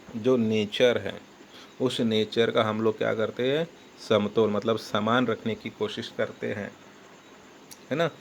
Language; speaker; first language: Hindi; non-native, local second language; Marathi